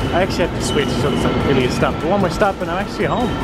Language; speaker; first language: English; non-native, fluent; Dutch